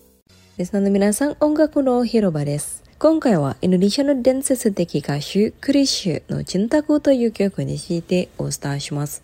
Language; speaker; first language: Japanese; non-native, fluent; Indonesian